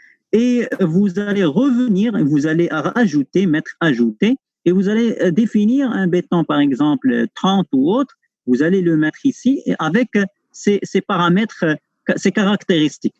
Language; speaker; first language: French; non-native, local second language; Arabic